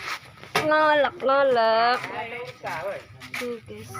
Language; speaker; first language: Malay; non-native, local second language; Sundanese